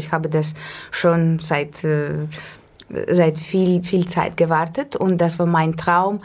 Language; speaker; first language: German; non-native, learner; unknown